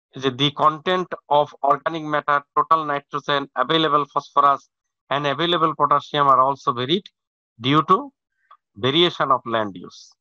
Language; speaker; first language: English; non-native, local second language; Bangla